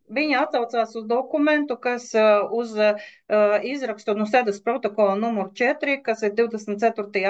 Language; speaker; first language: Latvian; non-native, local second language; Russian